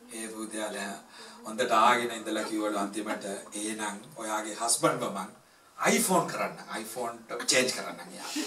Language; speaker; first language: Sinhala; non-native, local second language; Tamil